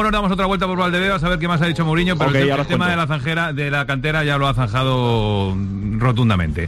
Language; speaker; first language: Spanish; native; Spanish